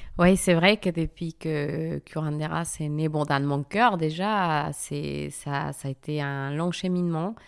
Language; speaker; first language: French; non-native, fluent; Spanish